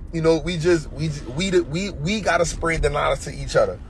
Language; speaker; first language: English; native; English